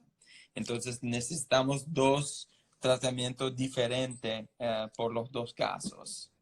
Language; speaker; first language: Spanish; non-native, fluent; English